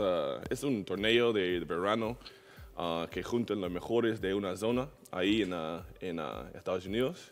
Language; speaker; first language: Spanish; non-native, learner; English